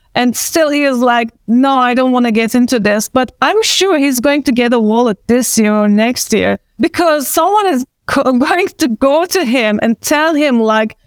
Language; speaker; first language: English; non-native, fluent; Turkish